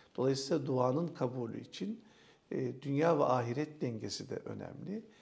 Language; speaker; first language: Turkish; native; Turkish